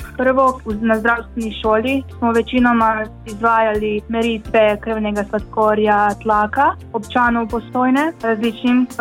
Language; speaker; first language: Slovenian; early bilingual, other home language; Bosnian